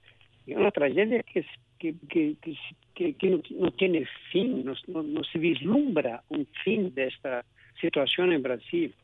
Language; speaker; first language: Spanish; non-native, local second language; Portuguese